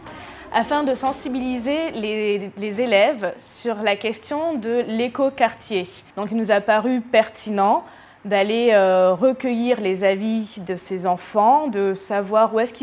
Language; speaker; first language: French; native; French